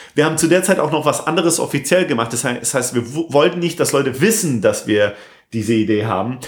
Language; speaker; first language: German; non-native, fluent; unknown